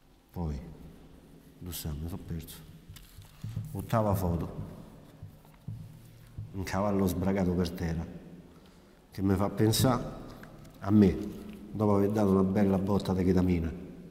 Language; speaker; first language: Italian; native; Italian